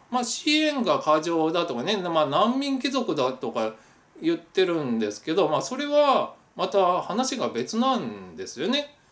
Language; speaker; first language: Japanese; native; Japanese